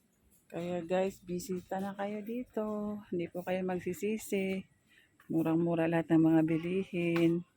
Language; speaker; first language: Filipino; native; Filipino